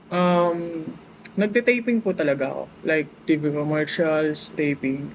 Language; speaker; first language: Filipino; native; Filipino